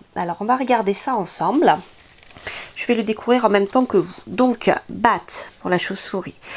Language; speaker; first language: French; native; French